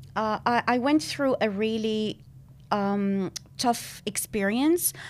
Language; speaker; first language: English; non-native, fluent; Arabic